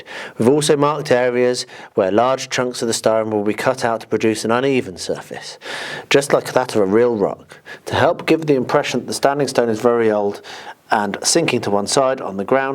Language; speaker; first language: English; native; English